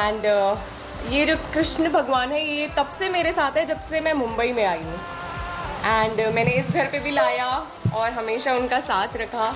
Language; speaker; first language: Hindi; native; Hindi